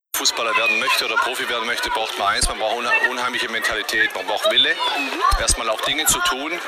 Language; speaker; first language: German; early bilingual, other home language; Slovenian